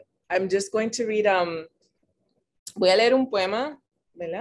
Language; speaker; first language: Spanish; native; Spanish